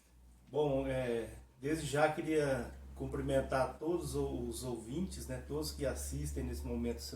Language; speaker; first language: Portuguese; native; Portuguese